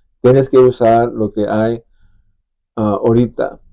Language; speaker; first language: Spanish; early bilingual, other home language; English